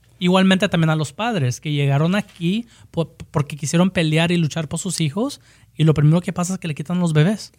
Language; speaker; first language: Spanish; early bilingual, heritage; Spanish